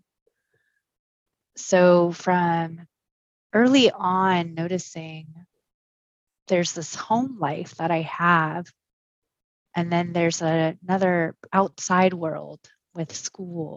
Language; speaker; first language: English; early bilingual, other home language; Japanese